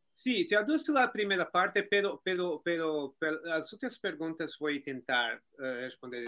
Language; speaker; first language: Spanish; non-native, learner; Portuguese